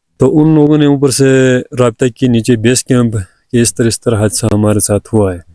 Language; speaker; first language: Urdu; non-native, local second language; Sicilian